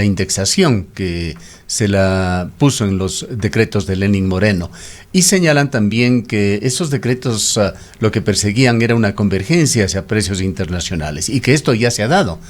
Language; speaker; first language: Spanish; native; Spanish